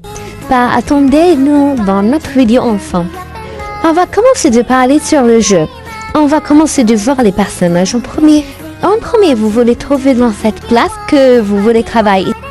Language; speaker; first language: French; non-native, learner; Arabic